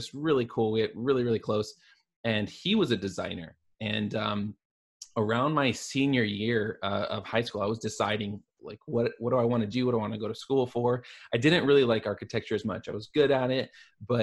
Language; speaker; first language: English; native; English